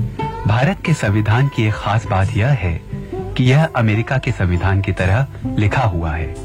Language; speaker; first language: Hindi; native; Hindi